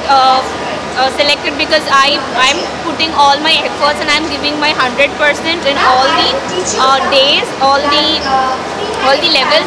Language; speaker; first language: English; non-native, local second language; Tamil